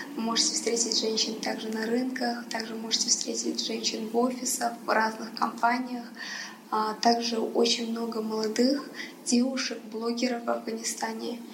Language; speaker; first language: Russian; early bilingual, other home language; Persian